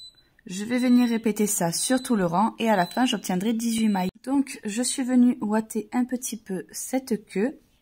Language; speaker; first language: French; native; French